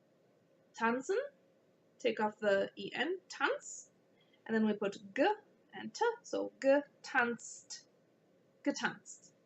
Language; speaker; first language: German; non-native, fluent; English